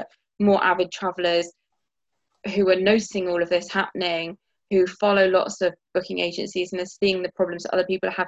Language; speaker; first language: English; native; English